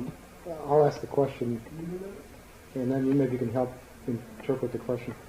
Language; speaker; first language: English; native; English